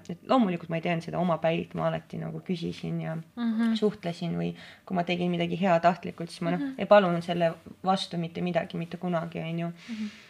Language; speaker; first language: Estonian; non-native, local second language; Russian